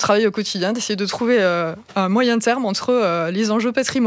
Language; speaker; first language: French; native; French